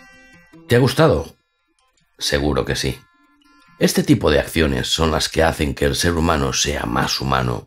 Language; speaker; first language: Spanish; native; Spanish